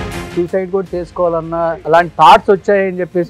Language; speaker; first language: Telugu; native; Telugu